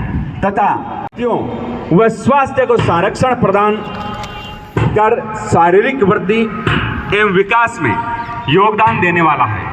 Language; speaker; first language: Hindi; native; Hindi